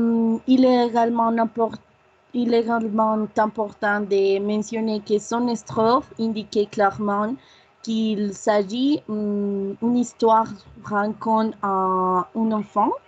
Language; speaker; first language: French; non-native, learner; Spanish